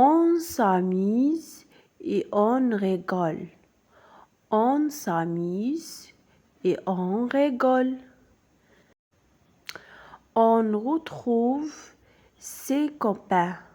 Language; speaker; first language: French; non-native, local second language; Arabic